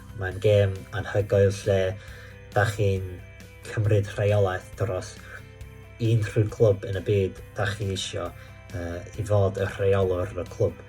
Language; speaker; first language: Welsh; non-native, local second language; English